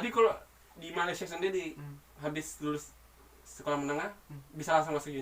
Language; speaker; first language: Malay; non-native, local second language; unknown